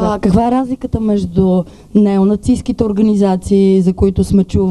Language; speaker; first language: Bulgarian; native; Bulgarian